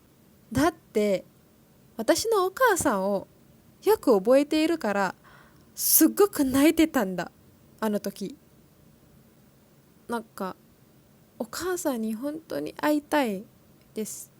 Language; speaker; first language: Japanese; non-native, learner; Malay